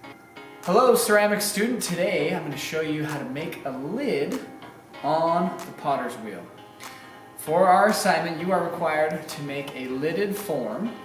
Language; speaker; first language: English; native; English